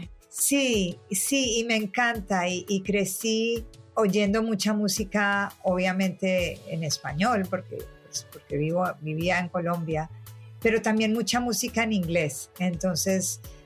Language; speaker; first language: Spanish; native; Spanish